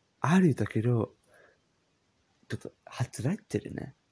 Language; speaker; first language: Japanese; non-native, learner; English